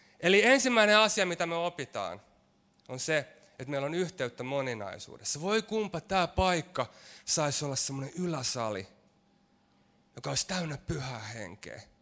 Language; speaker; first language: Finnish; native; Finnish